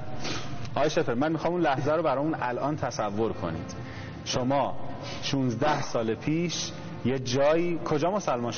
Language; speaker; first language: Persian; native; Persian